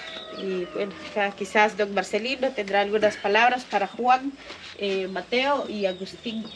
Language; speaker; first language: Spanish; non-native, local second language; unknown